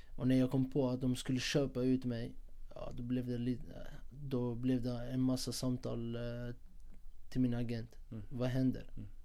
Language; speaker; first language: Swedish; non-native, fluent; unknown